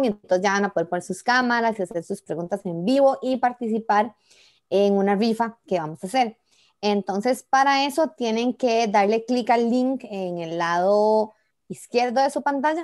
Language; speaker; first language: Spanish; native; Spanish